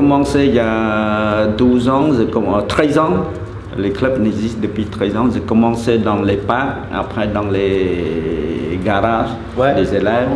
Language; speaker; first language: French; non-native, fluent; Khmer